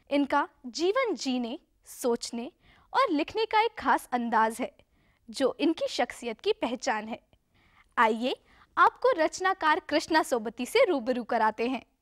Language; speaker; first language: Hindi; native; Hindi